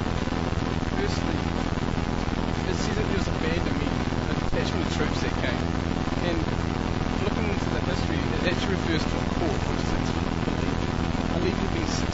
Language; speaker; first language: English; native; English